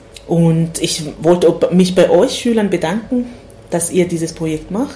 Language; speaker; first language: German; non-native, fluent; Swahili